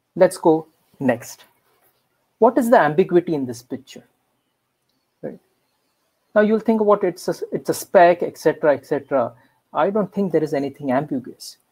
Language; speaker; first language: English; non-native, local second language; Marathi